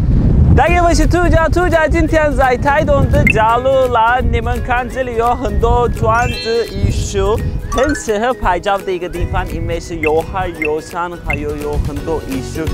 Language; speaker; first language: Chinese; non-native, fluent; Turkish